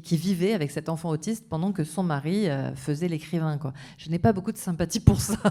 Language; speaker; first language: French; native; French